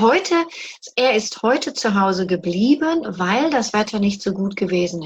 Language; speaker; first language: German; non-native, fluent; English